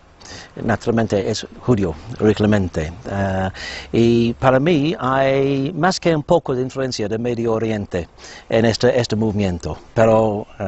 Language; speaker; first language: Spanish; non-native, fluent; English